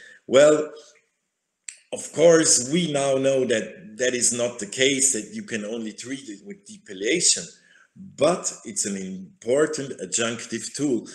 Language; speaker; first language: English; non-native, fluent; German